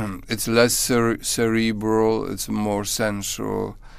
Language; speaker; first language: English; non-native, fluent; Polish